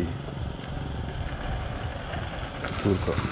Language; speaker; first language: Spanish; non-native, learner; Turkish